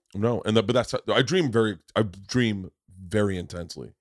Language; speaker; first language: English; native; English